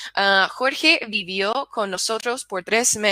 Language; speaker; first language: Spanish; non-native, fluent; English